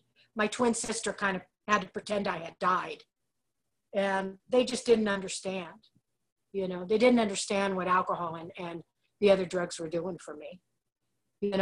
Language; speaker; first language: English; native; English